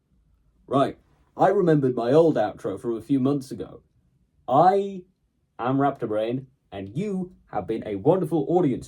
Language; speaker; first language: English; native; English